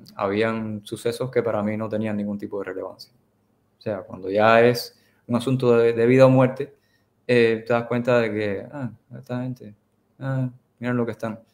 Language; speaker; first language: Spanish; native; Spanish